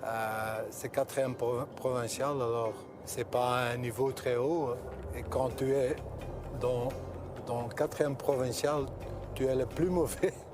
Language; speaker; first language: French; non-native, local second language; Dutch